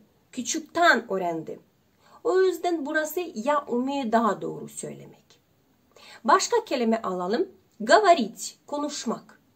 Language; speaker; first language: Turkish; non-native, learner; Russian